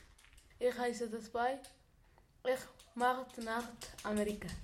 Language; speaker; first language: German; non-native, learner; Tigrinya